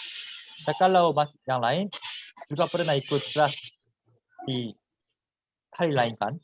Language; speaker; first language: Indonesian; non-native, fluent; Korean